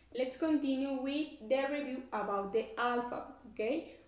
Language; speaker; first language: English; non-native, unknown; Spanish